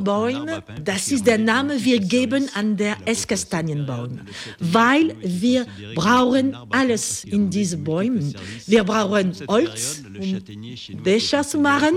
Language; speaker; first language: German; non-native, learner; French